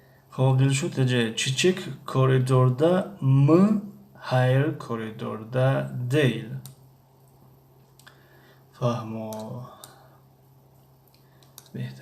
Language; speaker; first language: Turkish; non-native, fluent; Tajik